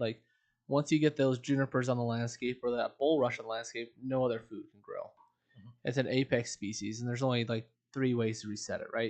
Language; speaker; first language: English; native; English